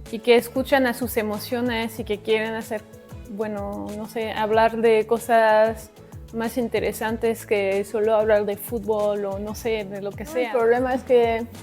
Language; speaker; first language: Spanish; non-native, fluent; French